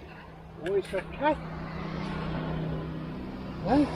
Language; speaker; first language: English; non-native, learner; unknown